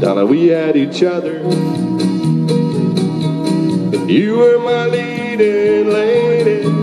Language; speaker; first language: English; non-native, fluent; Danish